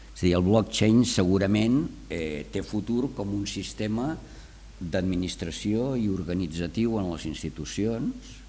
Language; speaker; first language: Catalan; native; Catalan